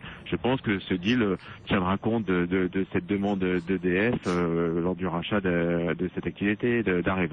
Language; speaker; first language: French; native; French